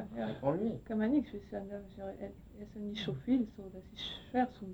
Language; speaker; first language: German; non-native, learner; French